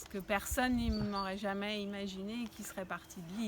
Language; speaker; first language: French; native; French